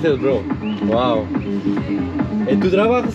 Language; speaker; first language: Spanish; non-native, learner; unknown